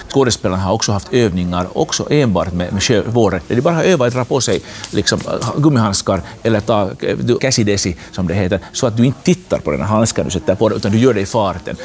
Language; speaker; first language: Swedish; native; Swedish